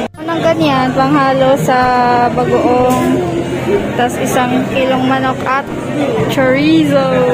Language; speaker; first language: Filipino; non-native, local second language; Cebuano